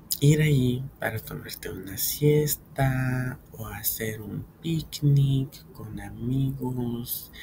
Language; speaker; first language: Spanish; early bilingual, heritage; Spanish